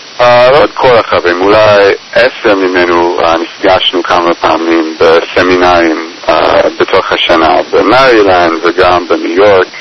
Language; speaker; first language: Hebrew; early bilingual, heritage; English